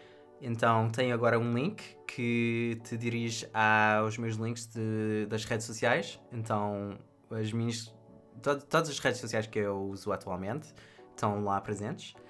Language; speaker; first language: Portuguese; non-native, fluent; English